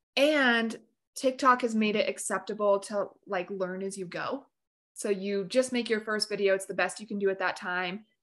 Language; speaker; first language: English; native; English